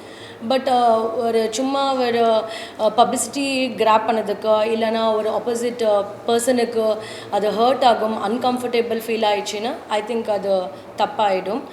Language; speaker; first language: Tamil; non-native, learner; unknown